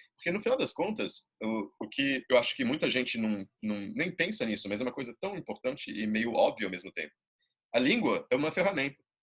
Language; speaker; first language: Portuguese; native; Portuguese